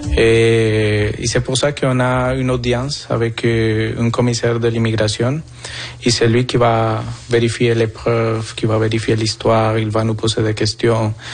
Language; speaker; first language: French; non-native, fluent; Spanish